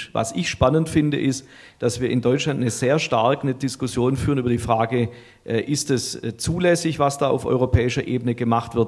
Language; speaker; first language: German; native; German